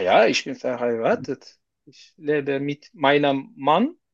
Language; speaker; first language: German; non-native, learner; Turkish